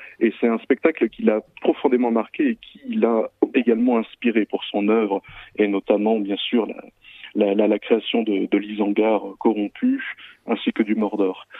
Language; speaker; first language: French; native; French